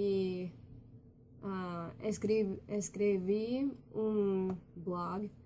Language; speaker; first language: Portuguese; non-native, learner; English